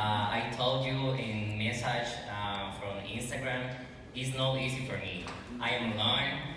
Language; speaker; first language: English; non-native, learner; Spanish